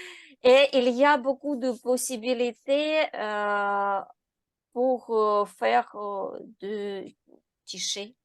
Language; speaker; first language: French; non-native, learner; Ukrainian